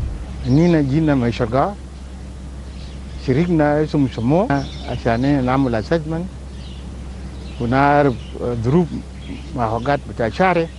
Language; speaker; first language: Arabic; non-native, local second language; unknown